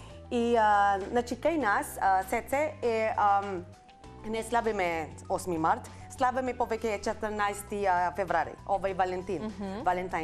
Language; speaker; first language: Macedonian; non-native, learner; Filipino